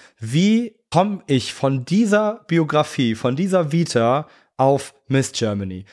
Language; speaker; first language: German; native; German